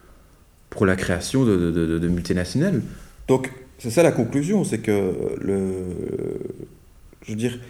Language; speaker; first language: French; native; French